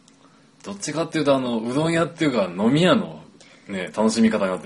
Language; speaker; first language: Japanese; native; Japanese